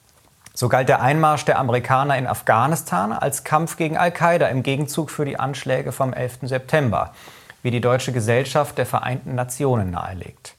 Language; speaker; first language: German; native; German